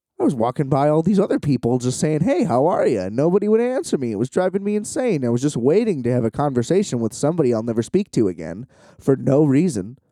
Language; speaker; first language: English; native; English